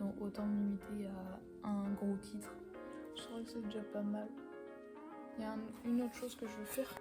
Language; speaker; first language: French; native; French